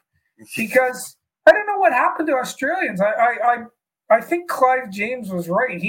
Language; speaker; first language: English; native; English